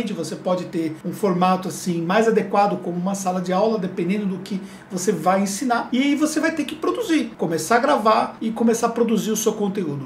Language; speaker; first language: Portuguese; native; Portuguese